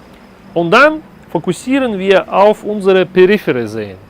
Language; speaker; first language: German; non-native, learner; Russian